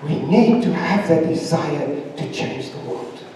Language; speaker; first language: English; non-native, local second language; Afrikaans